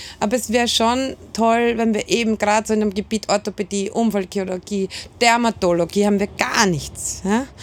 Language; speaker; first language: German; native; German